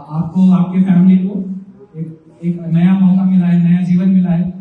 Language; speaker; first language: Hindi; non-native, local second language; Telugu